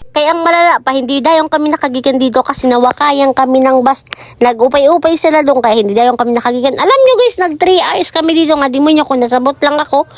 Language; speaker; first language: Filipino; non-native, local second language; Waray